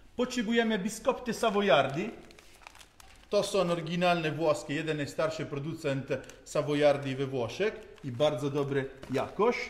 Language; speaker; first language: Polish; non-native, learner; Italian